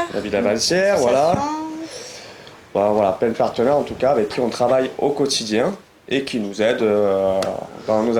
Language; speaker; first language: French; native; French